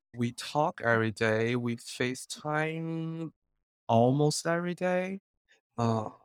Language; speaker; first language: English; non-native, fluent; Chinese